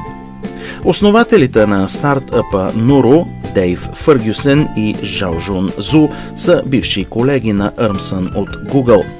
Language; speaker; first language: Bulgarian; native; Bulgarian